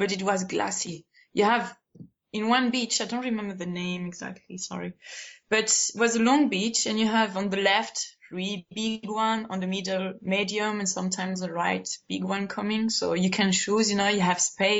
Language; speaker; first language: English; non-native, fluent; Spanish